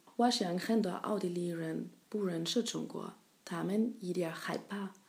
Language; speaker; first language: Chinese; non-native, learner; German